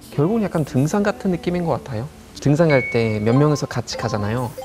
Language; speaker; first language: Korean; non-native, fluent; German